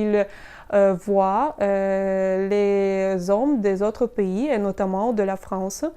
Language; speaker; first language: French; non-native, fluent; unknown